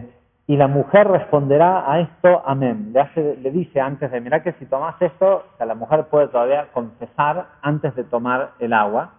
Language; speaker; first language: Spanish; native; Spanish